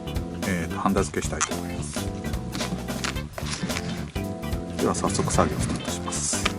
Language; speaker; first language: Japanese; native; Japanese